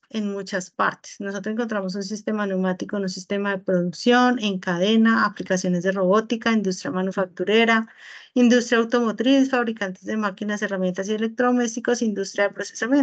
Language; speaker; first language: Spanish; native; Spanish